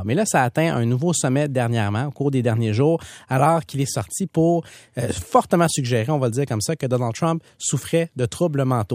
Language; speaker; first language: French; native; French